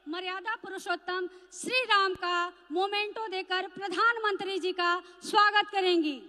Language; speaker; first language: Hindi; native; Hindi